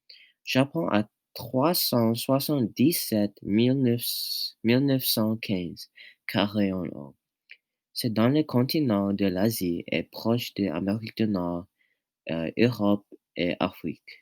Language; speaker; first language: French; non-native, learner; English